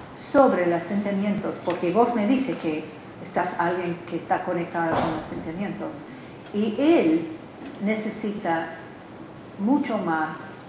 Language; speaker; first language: Spanish; non-native, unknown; English